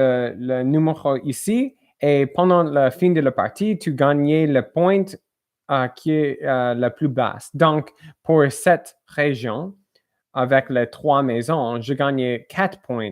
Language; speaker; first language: French; non-native, learner; English